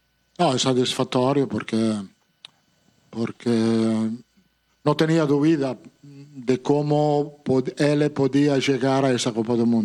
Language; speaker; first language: Portuguese; non-native, fluent; Italian